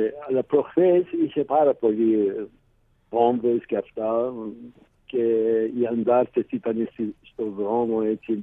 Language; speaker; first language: Greek; early bilingual, heritage; Greek